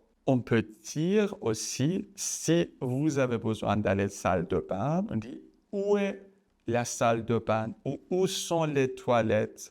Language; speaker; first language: French; non-native, fluent; Persian